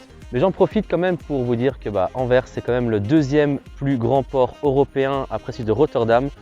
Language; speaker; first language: French; native; French